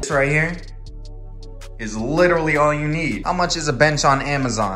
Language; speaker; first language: English; native; English